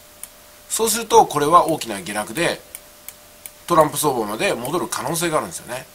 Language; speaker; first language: Japanese; native; Japanese